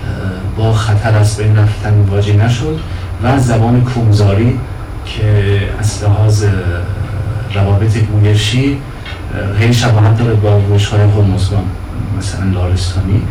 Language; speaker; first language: Persian; non-native, fluent; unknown